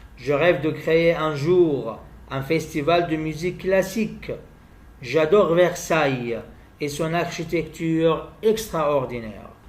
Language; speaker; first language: French; non-native, fluent; Arabic